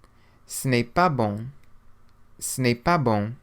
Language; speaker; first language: French; non-native, fluent; English